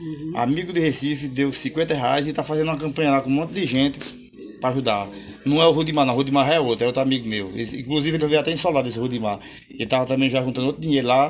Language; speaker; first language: Portuguese; native; Portuguese